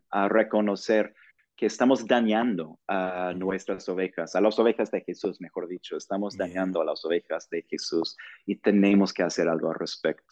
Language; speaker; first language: Spanish; non-native, fluent; English